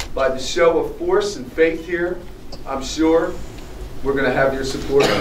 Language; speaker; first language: English; native; English